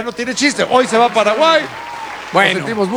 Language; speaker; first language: Spanish; native; Spanish